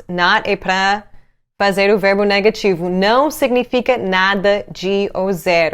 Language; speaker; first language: Portuguese; non-native, fluent; English